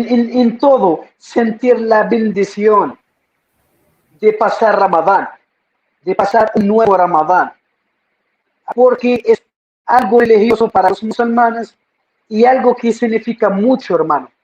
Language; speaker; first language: Spanish; non-native, fluent; Arabic